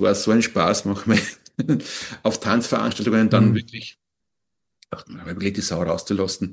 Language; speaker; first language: German; native; German